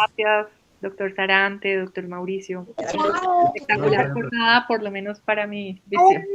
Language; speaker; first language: Spanish; native; Spanish